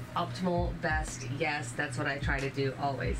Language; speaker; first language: English; native; English